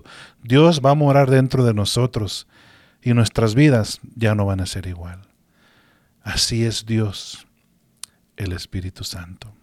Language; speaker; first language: Spanish; native; Spanish